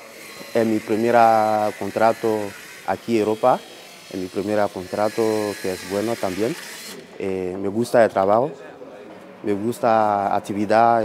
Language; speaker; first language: Spanish; non-native, learner; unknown